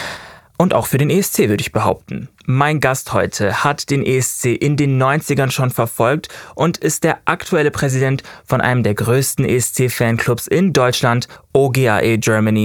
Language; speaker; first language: German; native; German